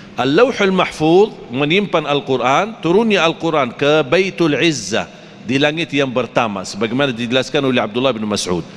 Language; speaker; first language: Malay; non-native, fluent; Arabic